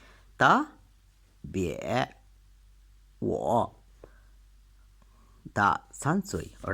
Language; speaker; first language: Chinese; non-native, learner; Malay